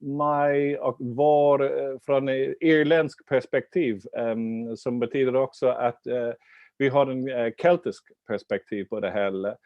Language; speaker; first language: Swedish; non-native, fluent; English